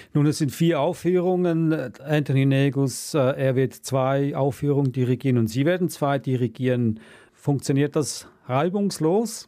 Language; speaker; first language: German; native; German